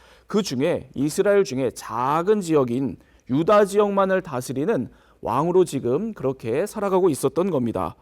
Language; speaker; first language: Korean; native; Korean